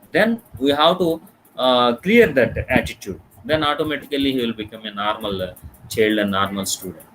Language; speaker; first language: English; non-native, local second language; Telugu